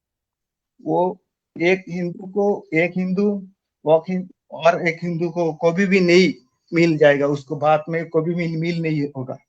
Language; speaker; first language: Hindi; non-native, local second language; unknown